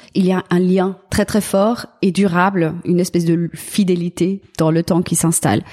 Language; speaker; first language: French; non-native, fluent; German